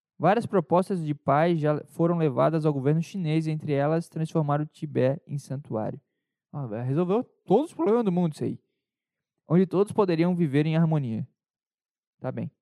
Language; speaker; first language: Portuguese; native; Portuguese